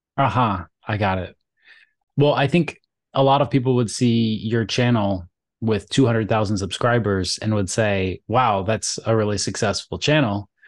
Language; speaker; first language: English; native; English